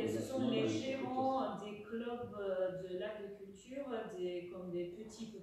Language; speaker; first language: French; non-native, fluent; Russian